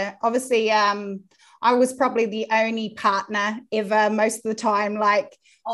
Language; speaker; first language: English; native; English